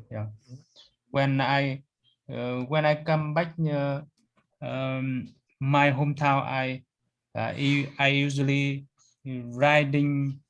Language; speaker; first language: English; non-native, learner; Vietnamese